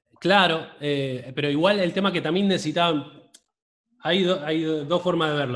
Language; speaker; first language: Spanish; native; Spanish